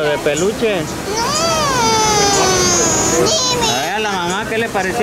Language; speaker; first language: Spanish; native; Spanish